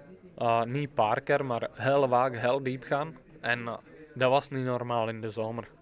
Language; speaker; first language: Dutch; non-native, fluent; Czech